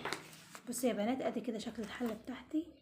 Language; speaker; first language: Arabic; native; Arabic